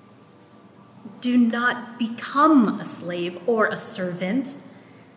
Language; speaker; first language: English; non-native, local second language; Filipino